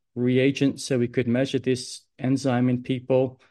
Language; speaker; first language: English; native; English